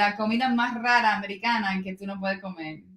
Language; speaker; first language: Spanish; non-native, learner; English